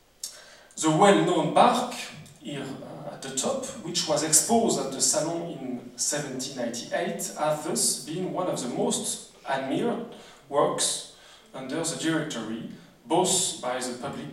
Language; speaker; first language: English; non-native, fluent; French